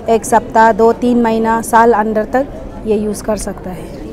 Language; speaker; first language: Hindi; non-native, local second language; Nyishi